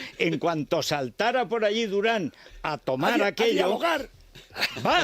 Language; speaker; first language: Spanish; native; Spanish